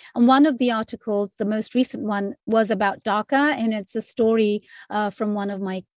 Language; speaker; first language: English; native; English